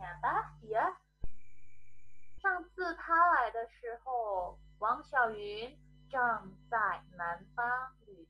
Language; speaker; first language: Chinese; non-native, fluent; Indonesian